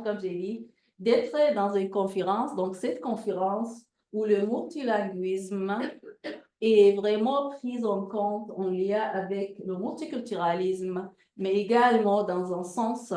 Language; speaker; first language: French; non-native, fluent; Arabic